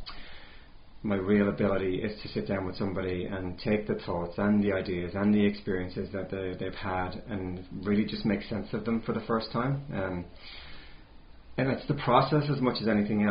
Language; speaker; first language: English; native; English